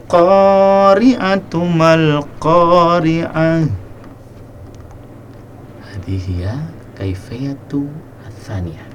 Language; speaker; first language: Arabic; non-native, fluent; Indonesian